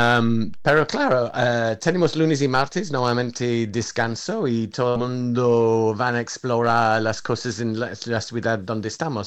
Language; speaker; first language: Spanish; non-native, fluent; English